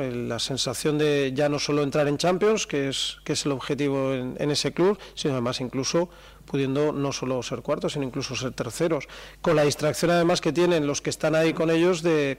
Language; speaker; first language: Spanish; native; Spanish